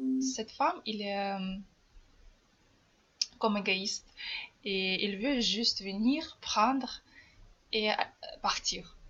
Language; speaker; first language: French; non-native, fluent; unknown